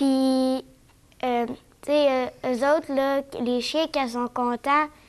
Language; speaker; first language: French; native; French